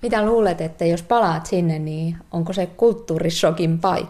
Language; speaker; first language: Finnish; native; Finnish